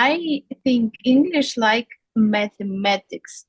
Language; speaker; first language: English; non-native, learner; Russian